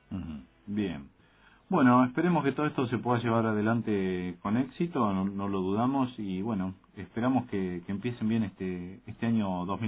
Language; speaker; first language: Spanish; native; Spanish